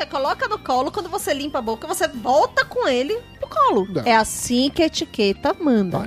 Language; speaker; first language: Portuguese; native; Portuguese